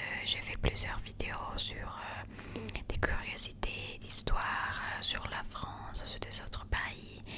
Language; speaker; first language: French; non-native, learner; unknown